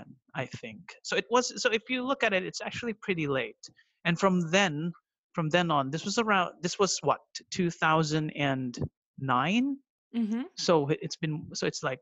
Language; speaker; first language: English; non-native, local second language; Filipino